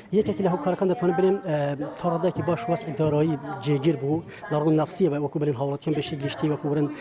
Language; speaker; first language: Central Kurdish; native; Central Kurdish